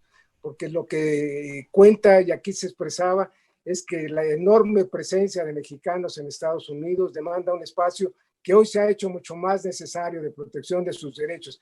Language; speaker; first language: Spanish; native; Spanish